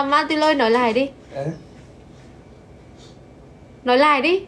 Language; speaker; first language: Vietnamese; native; Vietnamese